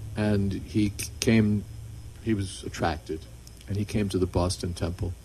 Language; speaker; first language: English; native; English